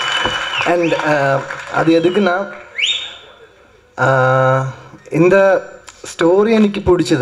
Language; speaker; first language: Tamil; non-native, learner; Malayalam